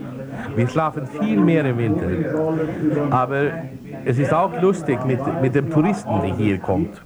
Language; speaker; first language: German; non-native, learner; Swedish